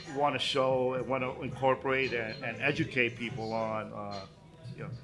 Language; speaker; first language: English; native; English